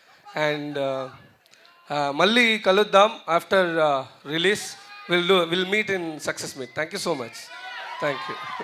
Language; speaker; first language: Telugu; non-native, learner; Tamil